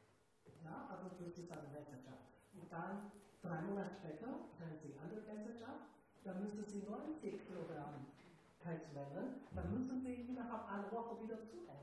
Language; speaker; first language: German; non-native, learner; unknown